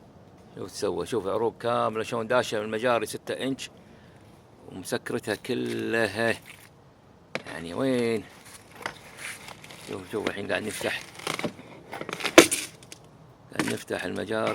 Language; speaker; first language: Arabic; native; Arabic